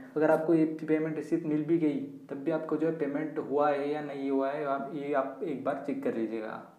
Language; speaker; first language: Hindi; non-native, local second language; Marathi